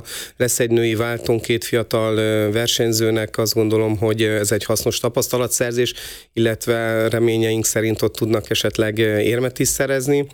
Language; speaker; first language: Hungarian; native; Hungarian